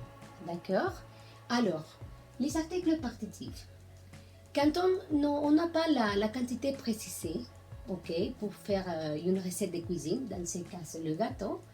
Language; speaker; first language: French; non-native, learner; Spanish